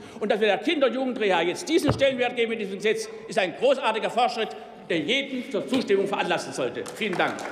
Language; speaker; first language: German; native; German